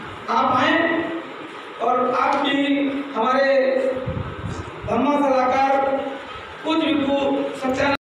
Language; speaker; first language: Hindi; native; Hindi